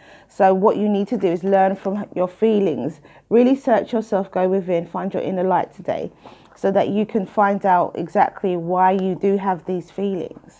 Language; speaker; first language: English; native; English